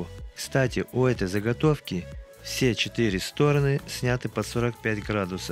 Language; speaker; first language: Russian; native; Russian